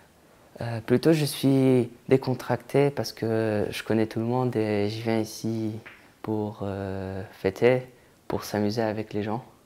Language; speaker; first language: French; non-native, fluent; Polish